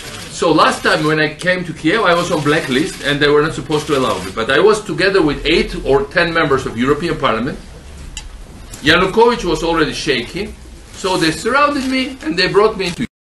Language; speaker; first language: English; non-native, fluent; Georgian